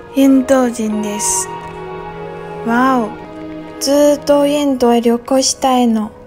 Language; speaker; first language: Japanese; non-native, learner; Chinese